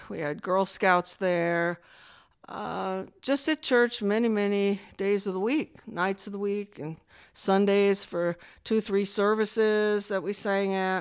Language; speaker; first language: English; native; English